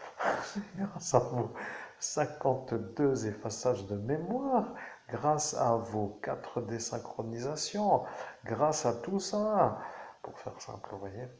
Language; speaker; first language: French; native; French